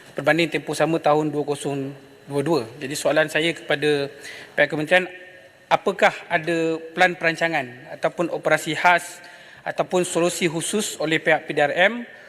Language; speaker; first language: Malay; native; Malay